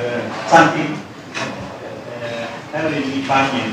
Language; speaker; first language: Chinese; non-native, learner; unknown